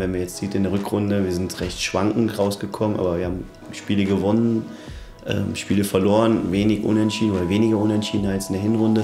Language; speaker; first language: German; native; German